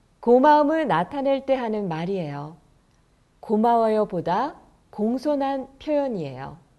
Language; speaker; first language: Korean; native; Korean